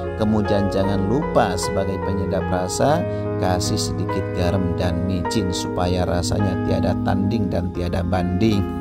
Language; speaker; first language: Indonesian; non-native, local second language; Madurese